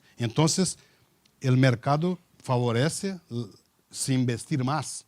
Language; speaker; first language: Spanish; non-native, learner; Portuguese